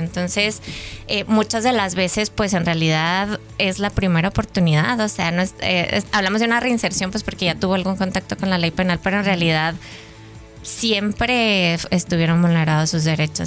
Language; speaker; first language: Spanish; native; Spanish